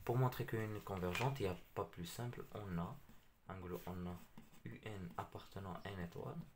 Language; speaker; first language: French; non-native, local second language; Arabic